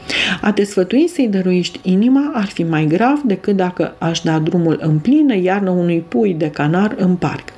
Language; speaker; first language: Romanian; native; Romanian